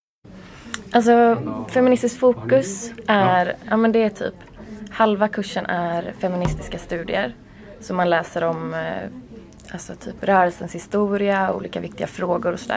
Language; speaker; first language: Swedish; native; Swedish